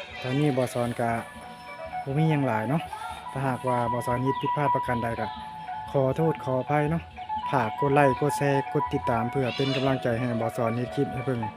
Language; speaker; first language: Thai; non-native, local second language; Lao